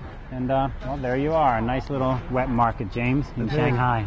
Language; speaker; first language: English; native; English